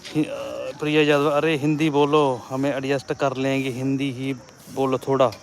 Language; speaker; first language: Hindi; non-native, local second language; Punjabi